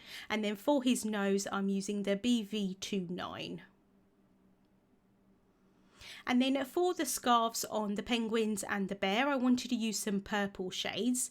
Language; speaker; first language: English; native; English